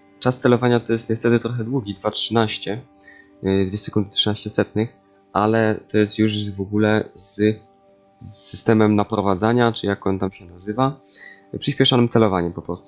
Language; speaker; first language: Polish; native; Polish